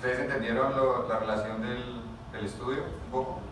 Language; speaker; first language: Spanish; native; Spanish